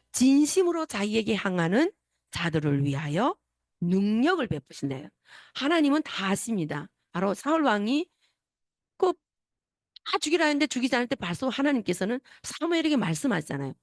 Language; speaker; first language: Korean; native; Korean